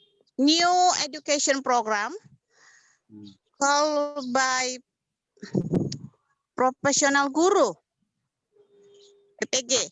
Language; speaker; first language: English; non-native, learner; Indonesian